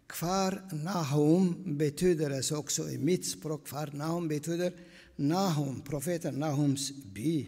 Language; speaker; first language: Swedish; non-native, fluent; Aramaic